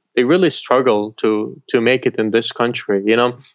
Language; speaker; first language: English; non-native, fluent; Arabic